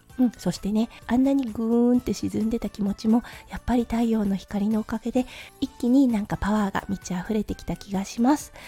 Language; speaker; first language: Japanese; native; Japanese